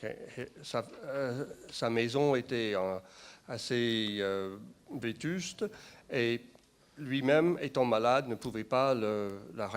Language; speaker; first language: French; non-native, fluent; English